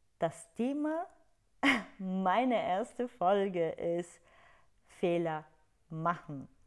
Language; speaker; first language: German; non-native, fluent; Bulgarian